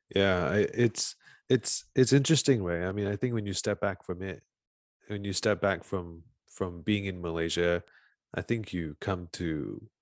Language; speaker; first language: English; native; English